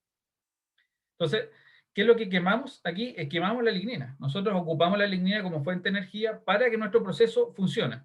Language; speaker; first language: Spanish; native; Spanish